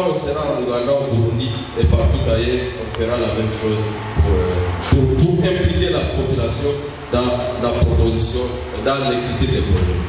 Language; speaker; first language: French; non-native, local second language; Swahili